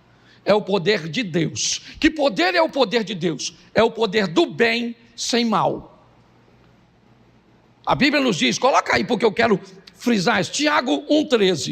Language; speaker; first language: Portuguese; native; Portuguese